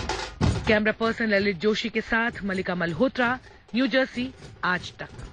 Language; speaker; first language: Hindi; native; Hindi